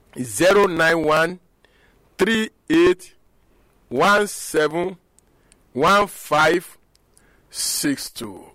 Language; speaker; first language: Nigerian Pidgin; non-native, local second language; Yoruba